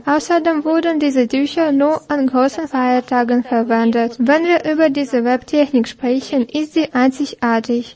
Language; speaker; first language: German; non-native, fluent; Russian